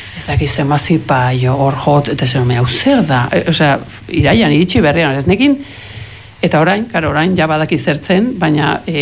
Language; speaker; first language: Basque; early bilingual, heritage; Spanish